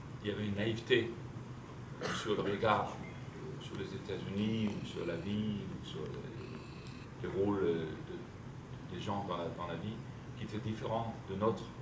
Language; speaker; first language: French; non-native, fluent; Danish